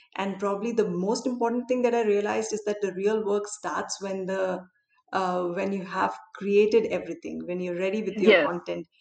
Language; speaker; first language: English; non-native, local second language; Hindi